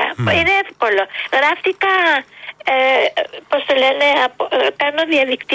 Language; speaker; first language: Greek; early bilingual, heritage; Greek